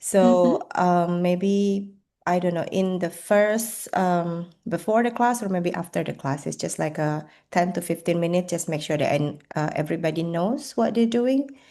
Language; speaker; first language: English; non-native, fluent; Indonesian